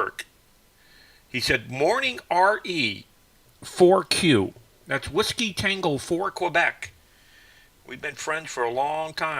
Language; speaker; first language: English; native; English